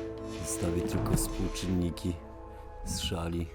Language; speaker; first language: Polish; native; Polish